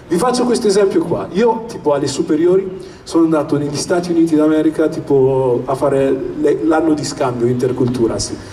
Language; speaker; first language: Italian; early bilingual, other home language; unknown